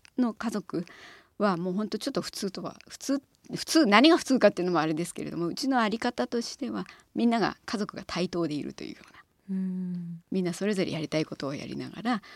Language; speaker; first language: Japanese; native; Japanese